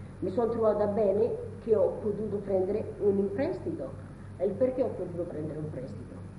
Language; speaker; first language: Italian; native; Italian